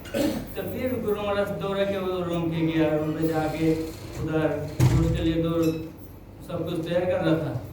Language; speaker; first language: Hindi; non-native, local second language; Bangla